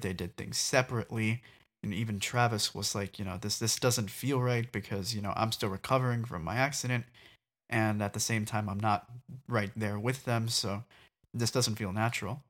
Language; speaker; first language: English; native; English